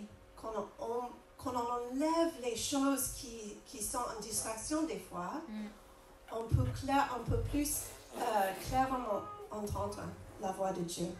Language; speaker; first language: French; non-native, fluent; English